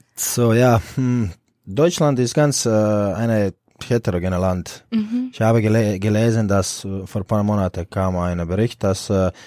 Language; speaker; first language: German; non-native, fluent; Croatian